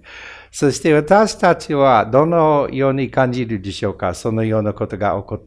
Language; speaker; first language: Japanese; non-native, fluent; English